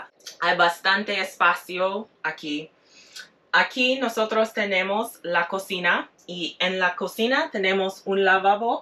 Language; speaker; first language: Spanish; non-native, fluent; English